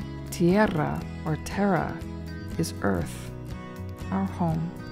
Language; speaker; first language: English; native; English